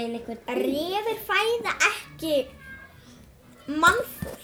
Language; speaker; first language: Icelandic; early bilingual, other home language; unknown